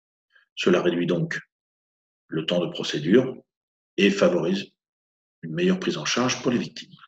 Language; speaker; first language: French; native; French